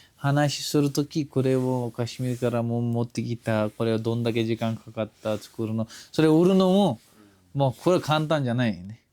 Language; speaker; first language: Japanese; non-native, fluent; Kashmiri